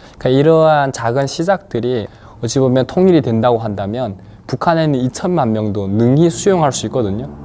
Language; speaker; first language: Korean; native; Korean